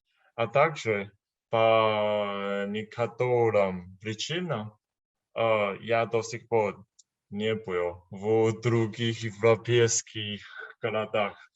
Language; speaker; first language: Russian; non-native, learner; Chinese